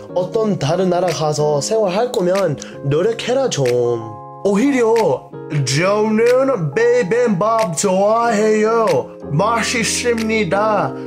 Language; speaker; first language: Korean; non-native, fluent; English